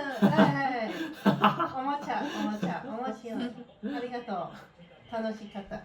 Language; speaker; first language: Japanese; non-native, learner; English